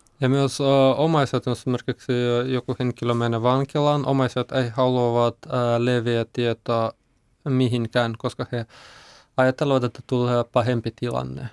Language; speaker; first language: Finnish; non-native, learner; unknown